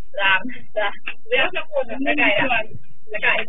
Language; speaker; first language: Russian; non-native, learner; Vietnamese